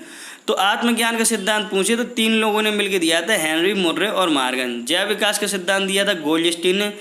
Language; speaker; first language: Hindi; native; Hindi